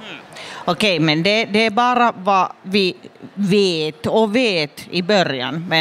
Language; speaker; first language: Swedish; non-native, fluent; Finnish